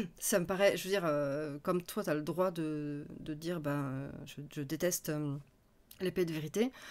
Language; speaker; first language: French; native; French